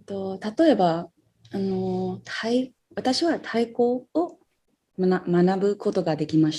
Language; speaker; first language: Japanese; non-native, fluent; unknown